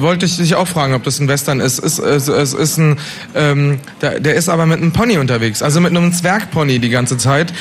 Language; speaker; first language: German; native; German